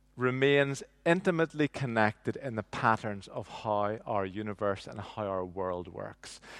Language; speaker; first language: English; native; English